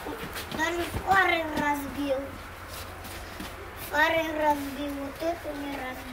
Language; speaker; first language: Russian; native; Russian